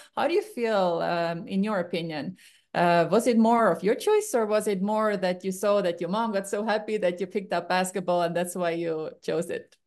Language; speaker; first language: English; non-native, fluent; Estonian